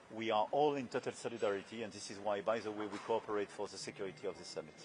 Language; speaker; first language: English; non-native, fluent; French